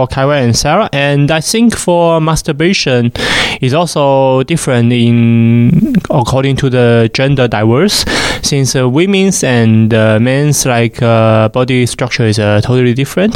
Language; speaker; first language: English; non-native, fluent; Chinese